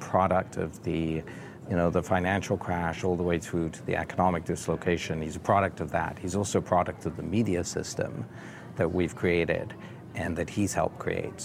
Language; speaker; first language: English; native; English